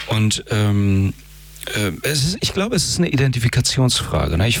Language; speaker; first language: German; early bilingual, other home language; Persian